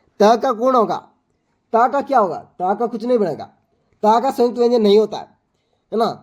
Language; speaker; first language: Hindi; native; Hindi